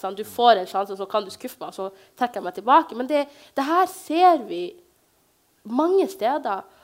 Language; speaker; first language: Norwegian; early bilingual, other home language; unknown